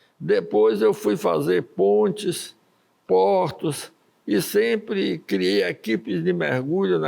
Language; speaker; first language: Portuguese; early bilingual, other home language; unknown